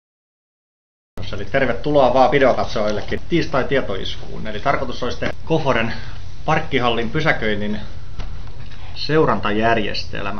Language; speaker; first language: Finnish; native; Finnish